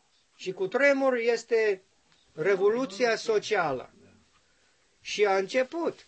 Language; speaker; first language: Romanian; non-native, learner; English